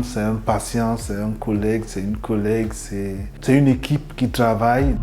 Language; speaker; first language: French; native; French